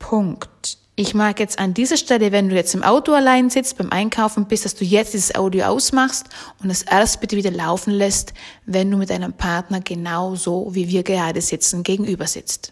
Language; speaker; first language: German; native; German